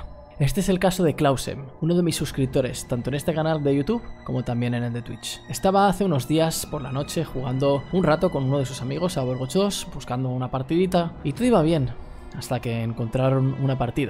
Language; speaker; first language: Spanish; native; Spanish